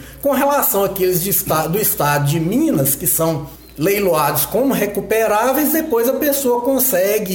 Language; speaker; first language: Portuguese; native; Portuguese